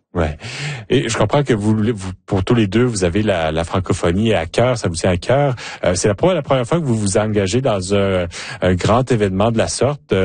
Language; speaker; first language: French; native; French